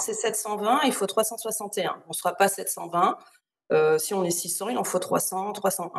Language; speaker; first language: French; native; French